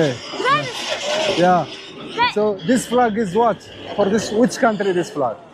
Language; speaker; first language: English; non-native, learner; Arabic